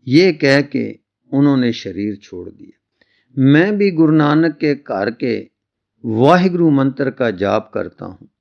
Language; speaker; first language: Hindi; non-native, local second language; Punjabi